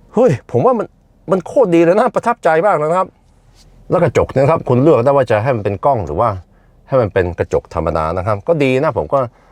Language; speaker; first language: Thai; non-native, fluent; Norwegian